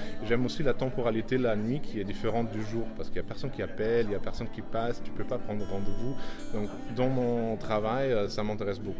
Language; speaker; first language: French; non-native, fluent; German